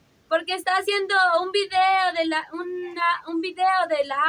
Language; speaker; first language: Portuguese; non-native, learner; Spanish